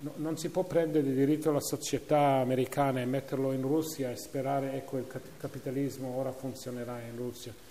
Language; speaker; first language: Italian; non-native, fluent; English